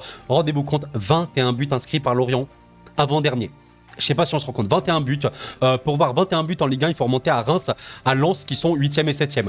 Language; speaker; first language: French; native; French